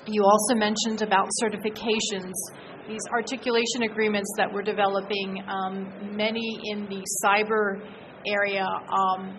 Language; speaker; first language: English; native; English